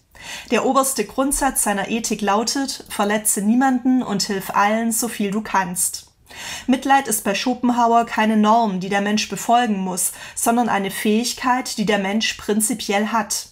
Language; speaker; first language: German; native; German